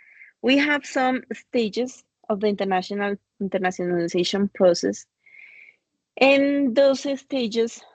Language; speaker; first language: English; non-native, fluent; Spanish